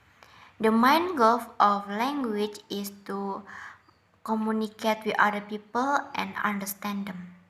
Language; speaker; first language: English; non-native, learner; Indonesian